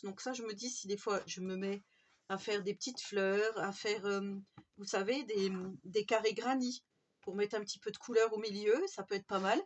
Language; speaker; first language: French; native; French